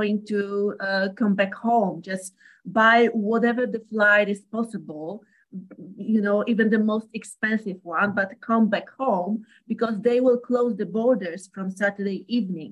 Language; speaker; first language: English; non-native, fluent; Polish